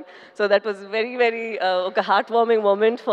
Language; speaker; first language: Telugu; non-native, fluent; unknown